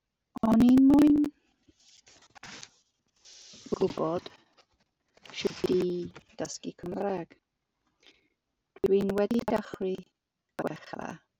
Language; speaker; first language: Welsh; non-native, learner; English